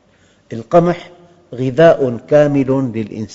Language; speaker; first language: Arabic; native; Arabic